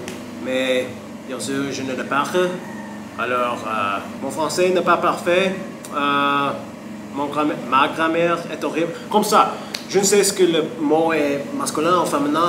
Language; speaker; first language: French; non-native, learner; English